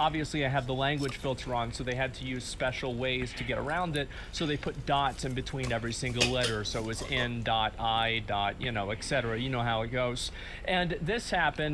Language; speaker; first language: English; native; English